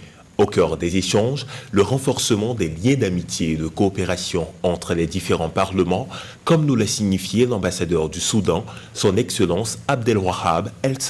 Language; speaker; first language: French; native; French